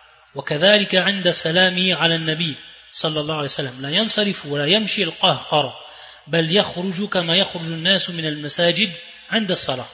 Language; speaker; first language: Arabic; non-native, fluent; French